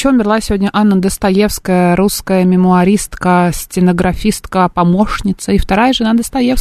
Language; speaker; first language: Russian; native; Russian